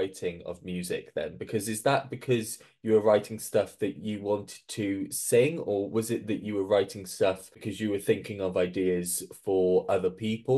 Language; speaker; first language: English; native; English